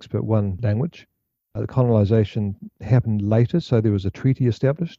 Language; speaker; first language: English; native; English